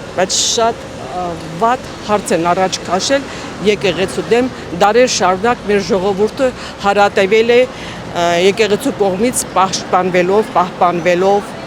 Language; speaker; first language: Armenian; native; Armenian